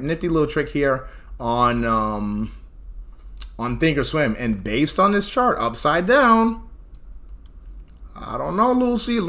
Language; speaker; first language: English; native; English